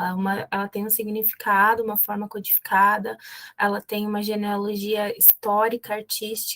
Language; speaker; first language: Portuguese; native; Portuguese